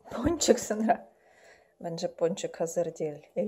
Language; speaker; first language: Turkish; non-native, learner; Russian